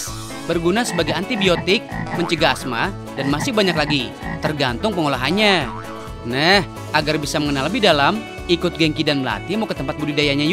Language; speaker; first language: Indonesian; native; Indonesian